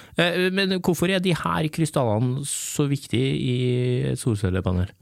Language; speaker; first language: Norwegian; native; Norwegian